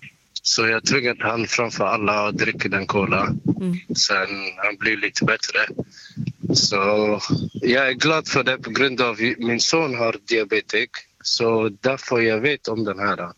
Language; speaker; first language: Swedish; non-native, fluent; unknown